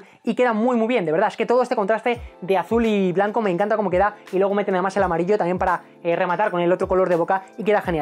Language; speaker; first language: Spanish; native; Spanish